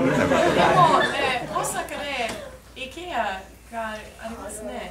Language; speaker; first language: Japanese; non-native, learner; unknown